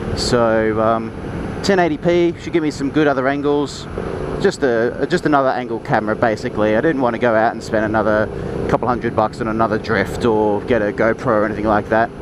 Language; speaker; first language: English; native; English